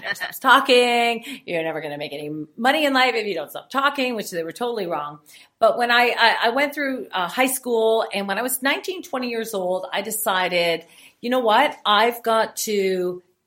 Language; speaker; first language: English; native; English